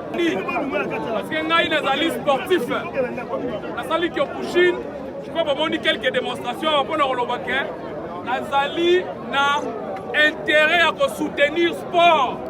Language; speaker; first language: Lingala; native; Lingala